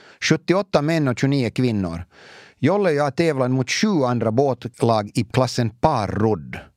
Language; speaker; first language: Swedish; native; Swedish